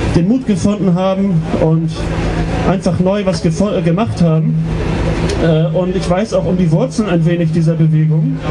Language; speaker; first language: German; native; German